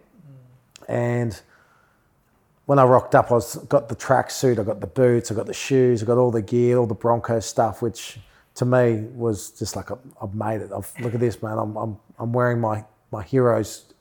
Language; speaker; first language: English; native; English